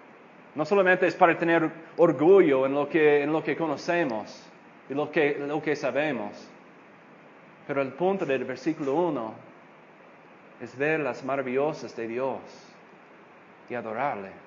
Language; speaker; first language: Spanish; non-native, fluent; English